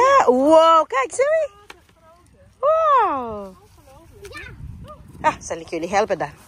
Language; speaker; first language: Dutch; non-native, learner; Filipino